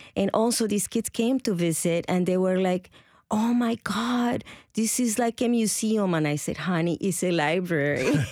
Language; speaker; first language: English; non-native, fluent; Spanish